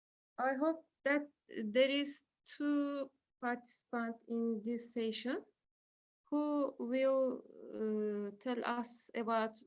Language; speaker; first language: English; non-native, learner; Turkish